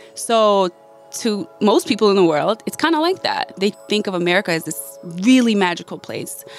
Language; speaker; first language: English; early bilingual, other home language; Bosnian